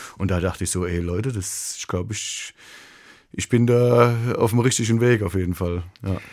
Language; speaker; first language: German; native; German